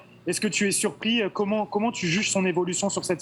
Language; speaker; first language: French; native; French